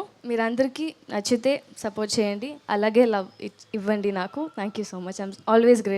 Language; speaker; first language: Telugu; non-native, learner; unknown